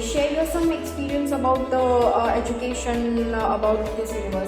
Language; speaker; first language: English; non-native, learner; Hindi